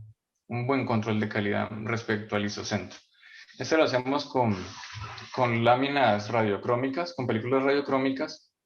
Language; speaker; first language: Spanish; native; Spanish